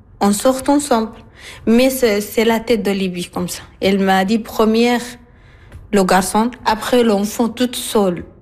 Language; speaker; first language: French; non-native, learner; Arabic